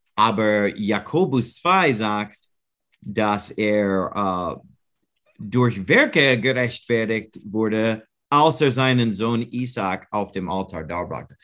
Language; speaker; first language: German; non-native, learner; English